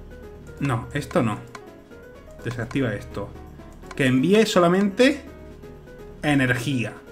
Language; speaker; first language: Spanish; native; Spanish